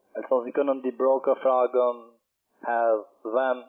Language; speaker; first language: German; non-native, learner; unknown